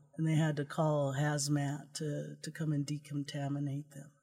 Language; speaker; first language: English; early bilingual, other home language; Spanish